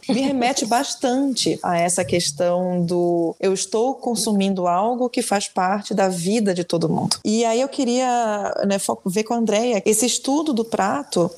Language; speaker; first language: Portuguese; native; Portuguese